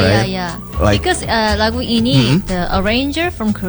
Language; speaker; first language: English; non-native, learner; Korean